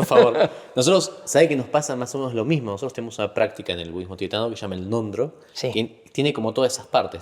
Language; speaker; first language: Spanish; native; Spanish